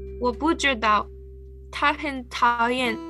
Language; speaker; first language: Chinese; non-native, learner; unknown